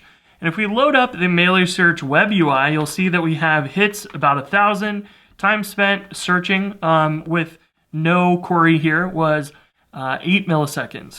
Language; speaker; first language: English; native; English